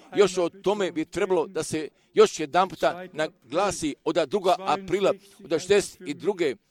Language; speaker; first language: Croatian; early bilingual, heritage; Croatian